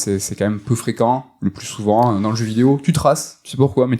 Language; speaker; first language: French; native; French